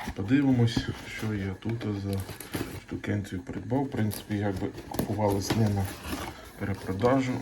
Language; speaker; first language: Ukrainian; native; Ukrainian